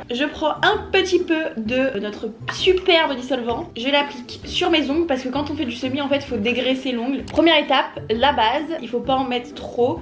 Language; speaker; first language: French; native; French